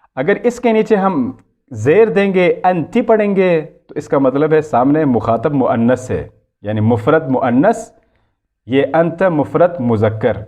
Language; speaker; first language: Urdu; native; Urdu